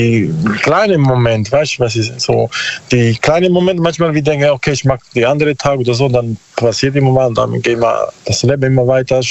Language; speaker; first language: German; non-native, learner; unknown